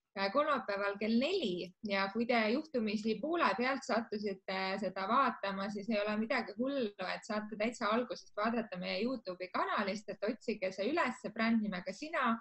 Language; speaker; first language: Estonian; native; Estonian